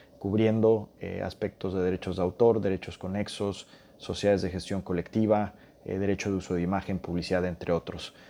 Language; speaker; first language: Spanish; native; Spanish